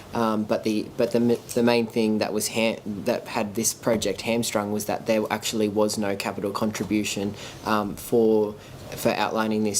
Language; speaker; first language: English; native; English